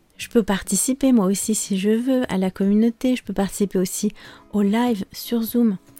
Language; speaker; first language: French; native; French